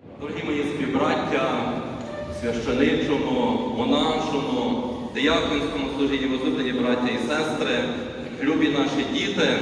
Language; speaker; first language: Ukrainian; native; Ukrainian